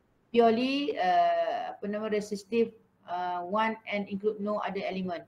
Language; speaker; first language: English; non-native, local second language; Malay